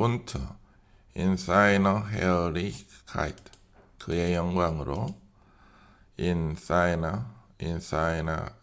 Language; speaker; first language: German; non-native, learner; Korean